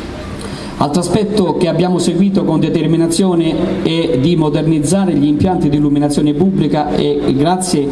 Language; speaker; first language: Italian; native; Italian